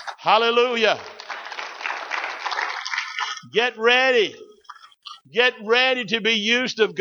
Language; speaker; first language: English; native; English